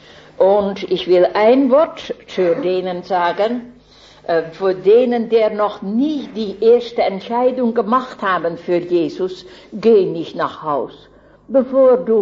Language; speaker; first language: German; non-native, fluent; Dutch